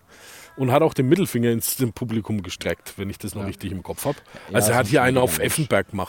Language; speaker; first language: German; native; German